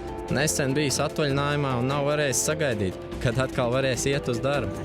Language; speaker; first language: Latvian; native; Latvian